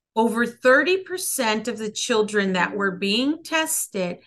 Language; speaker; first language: English; early bilingual, other home language; Spanish